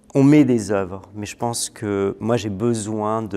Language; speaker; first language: French; non-native, local second language; Malagasy